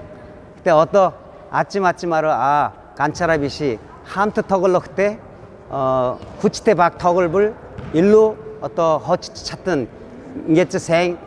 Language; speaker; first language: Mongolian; non-native, learner; Korean